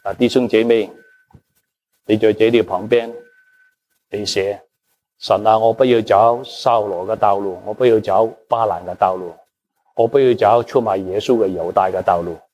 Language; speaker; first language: Chinese; non-native, local second language; Cantonese